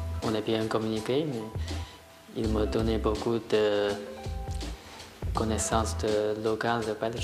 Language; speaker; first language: French; non-native, learner; Chinese